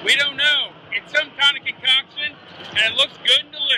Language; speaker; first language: English; native; English